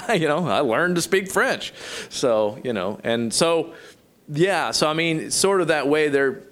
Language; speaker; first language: English; native; English